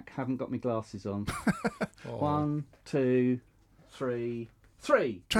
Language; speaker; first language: English; native; English